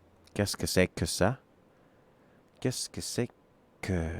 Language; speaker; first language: French; non-native, learner; English